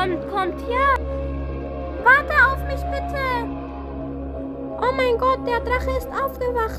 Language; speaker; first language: German; non-native, fluent; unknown